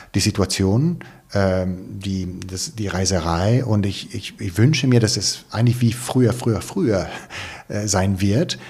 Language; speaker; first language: German; non-native, fluent; Italian